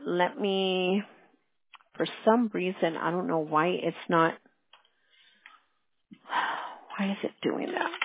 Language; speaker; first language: English; early bilingual, other home language; Spanish